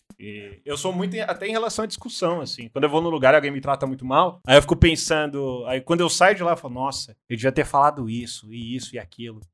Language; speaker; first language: Portuguese; native; Portuguese